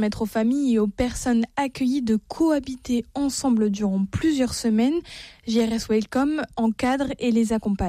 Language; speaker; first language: French; native; French